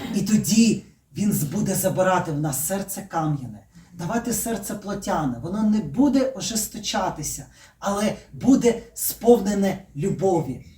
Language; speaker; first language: Ukrainian; native; Ukrainian